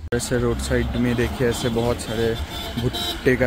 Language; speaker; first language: Hindi; non-native, local second language; Assamese